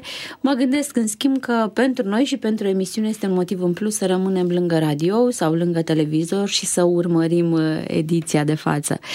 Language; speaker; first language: Romanian; native; Romanian